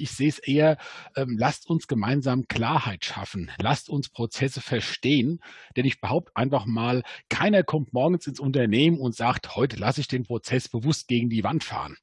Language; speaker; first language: German; native; German